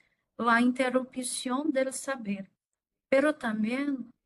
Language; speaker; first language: Spanish; non-native, fluent; Portuguese